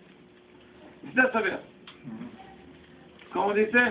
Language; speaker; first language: Spanish; non-native, learner; Hebrew